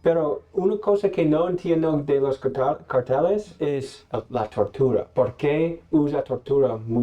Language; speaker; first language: Spanish; non-native, learner; English